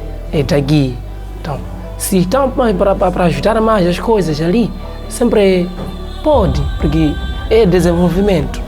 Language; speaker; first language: Portuguese; non-native, local second language; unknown